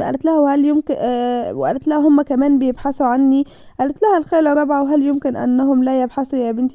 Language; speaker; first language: Arabic; native; Arabic